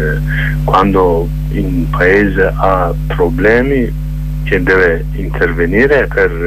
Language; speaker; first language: Italian; non-native, learner; Kurdish